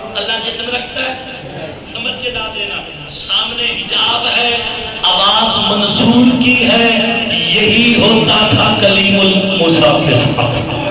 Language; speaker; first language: Urdu; non-native, local second language; Punjabi